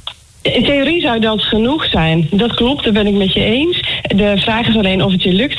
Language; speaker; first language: Dutch; native; Dutch